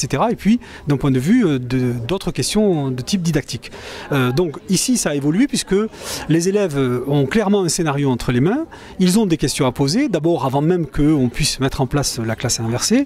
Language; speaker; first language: French; native; French